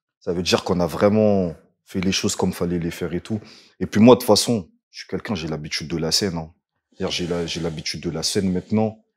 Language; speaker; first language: French; early bilingual, other home language; Lingala